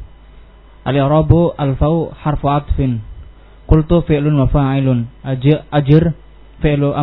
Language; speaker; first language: Arabic; non-native, learner; Indonesian